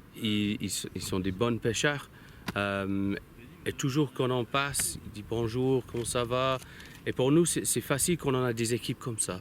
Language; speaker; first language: French; non-native, learner; English